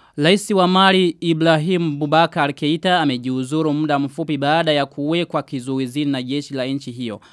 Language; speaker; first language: Swahili; non-native, local second language; Rundi